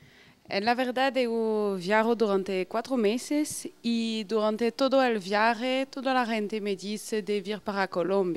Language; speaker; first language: Spanish; non-native, learner; Portuguese